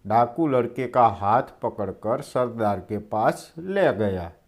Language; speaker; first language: Hindi; non-native, local second language; Gujarati